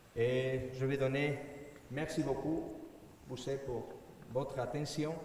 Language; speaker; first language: French; non-native, learner; Spanish